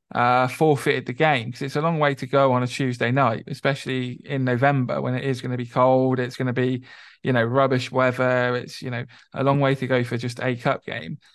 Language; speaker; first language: English; native; English